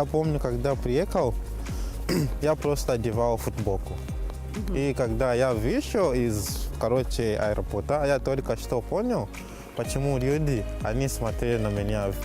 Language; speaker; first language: Russian; non-native, learner; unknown